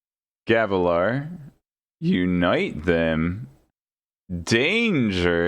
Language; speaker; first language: English; native; English